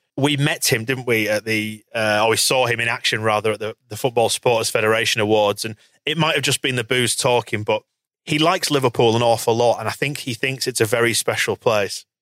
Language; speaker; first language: English; native; English